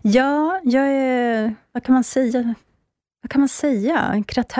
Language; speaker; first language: Swedish; early bilingual, other home language; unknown